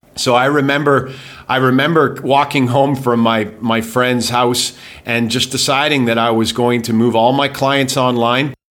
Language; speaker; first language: English; native; English